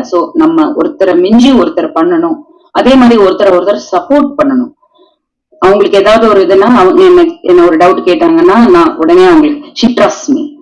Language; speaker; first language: Tamil; native; Tamil